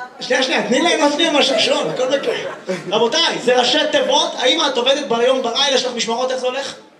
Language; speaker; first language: Hebrew; native; Hebrew